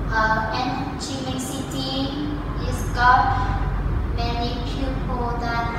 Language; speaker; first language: English; non-native, learner; Vietnamese